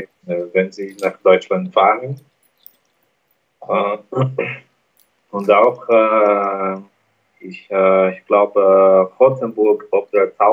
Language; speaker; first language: German; non-native, learner; Portuguese